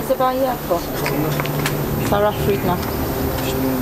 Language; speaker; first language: Hebrew; non-native, fluent; English